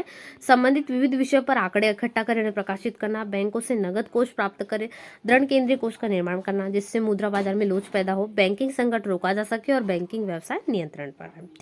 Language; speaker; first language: Hindi; native; Hindi